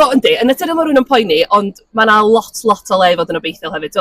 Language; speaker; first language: Welsh; native; Welsh